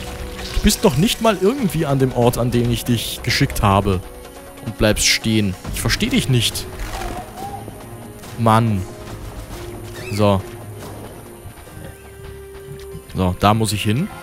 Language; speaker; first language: German; native; German